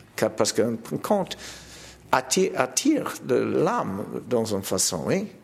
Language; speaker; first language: French; non-native, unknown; English